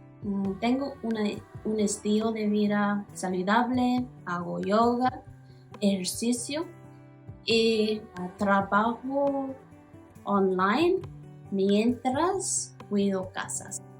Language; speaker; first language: Spanish; non-native, learner; Māori